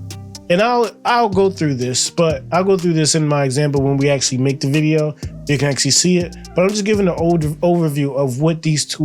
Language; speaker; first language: English; native; English